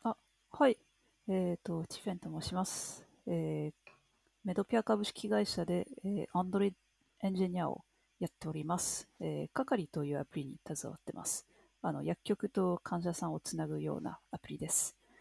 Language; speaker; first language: Japanese; non-native, fluent; French